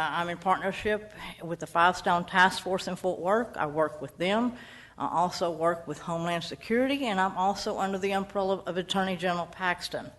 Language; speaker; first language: English; native; English